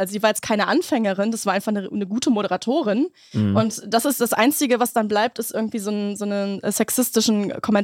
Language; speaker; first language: German; native; German